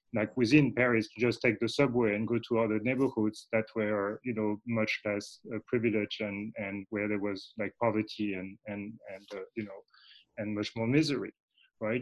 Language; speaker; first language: English; non-native, fluent; French